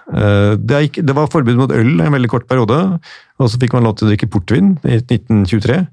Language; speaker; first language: Norwegian; native; Norwegian